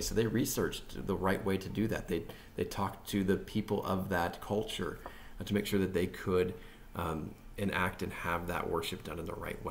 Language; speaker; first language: English; native; English